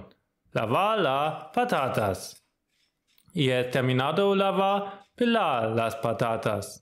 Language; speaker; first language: Spanish; non-native, learner; German